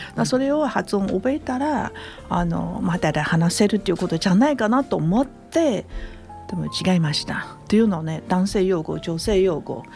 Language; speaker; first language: Japanese; non-native, fluent; Chinese